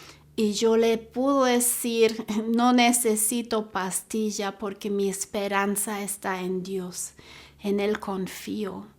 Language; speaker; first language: Spanish; non-native, fluent; German